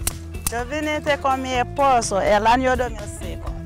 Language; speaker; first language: Spanish; non-native, learner; Haitian Creole